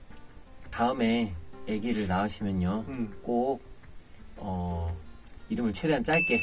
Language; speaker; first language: Korean; native; Korean